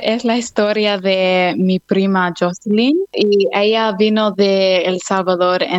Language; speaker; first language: Spanish; early bilingual, other home language; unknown